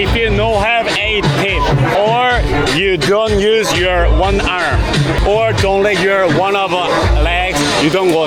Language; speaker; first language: English; non-native, learner; Korean